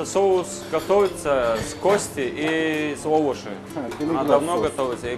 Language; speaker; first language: Russian; non-native, learner; Turkish